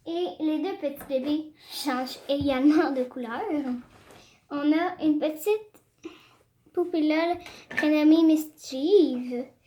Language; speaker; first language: French; native; French